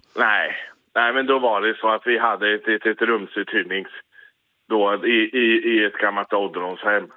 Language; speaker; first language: Swedish; native; Swedish